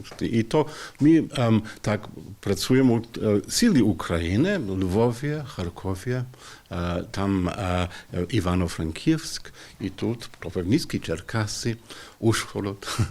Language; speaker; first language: Polish; non-native, learner; English